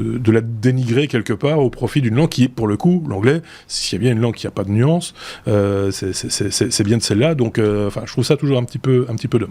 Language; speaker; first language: French; native; French